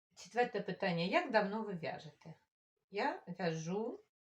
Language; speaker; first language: Ukrainian; non-native, local second language; Russian